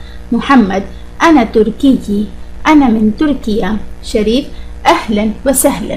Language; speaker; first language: Arabic; non-native, fluent; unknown